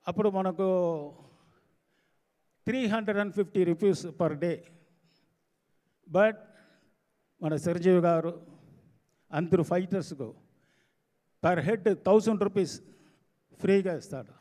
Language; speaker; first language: Telugu; non-native, learner; Tamil